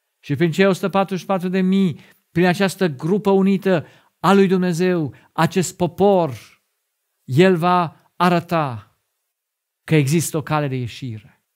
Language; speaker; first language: Romanian; non-native, fluent; German